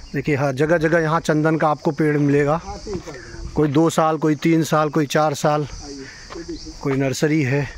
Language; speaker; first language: Hindi; native; Hindi